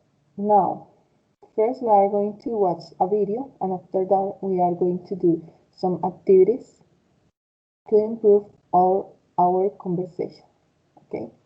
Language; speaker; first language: English; non-native, fluent; Spanish